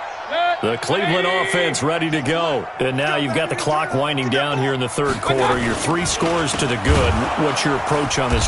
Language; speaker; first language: English; native; English